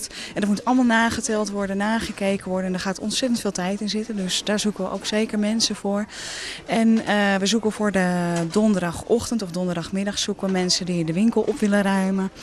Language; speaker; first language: Dutch; native; Dutch